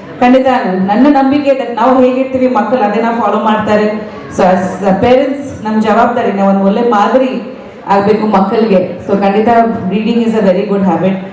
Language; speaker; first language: Kannada; non-native, fluent; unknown